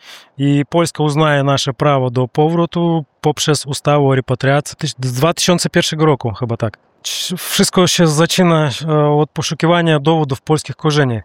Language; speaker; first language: Polish; non-native, learner; Russian